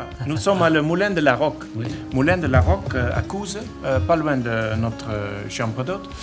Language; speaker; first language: French; non-native, learner; Dutch